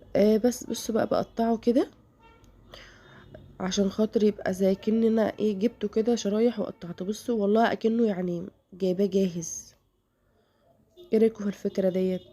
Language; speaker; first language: Arabic; native; Arabic